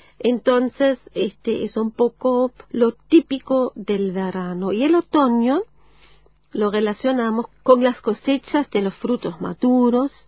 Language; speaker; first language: Spanish; non-native, fluent; German